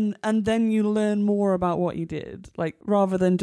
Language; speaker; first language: English; native; English